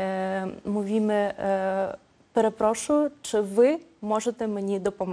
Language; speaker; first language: Polish; non-native, local second language; Ukrainian